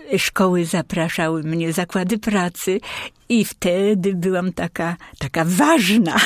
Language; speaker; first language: Polish; native; Polish